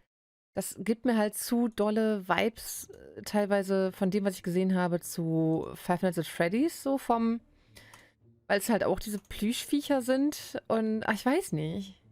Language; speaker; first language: German; native; German